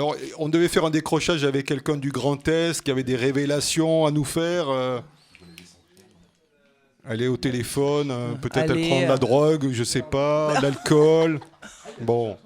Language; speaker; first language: French; native; French